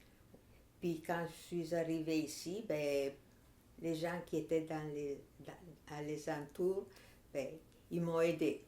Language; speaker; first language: French; non-native, fluent; Italian